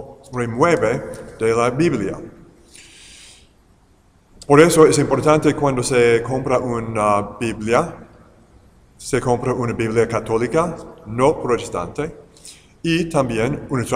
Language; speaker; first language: Spanish; non-native, fluent; English